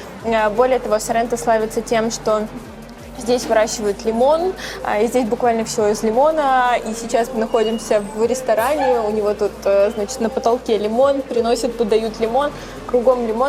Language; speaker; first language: Russian; native; Russian